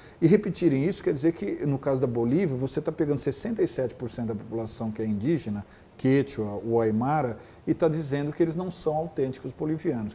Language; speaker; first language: Portuguese; native; Portuguese